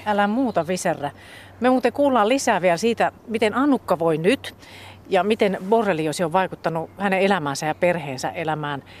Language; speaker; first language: Finnish; native; Finnish